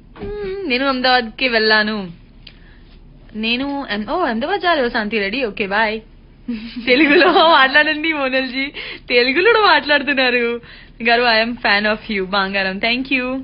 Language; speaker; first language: Telugu; non-native, learner; Gujarati